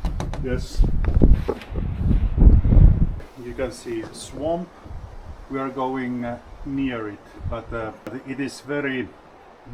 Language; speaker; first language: English; non-native, fluent; Finnish